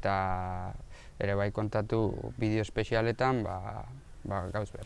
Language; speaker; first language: Basque; non-native, local second language; Spanish